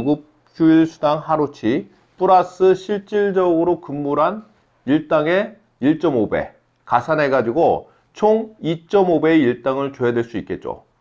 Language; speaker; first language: Korean; native; Korean